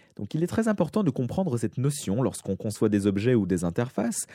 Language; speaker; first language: French; native; French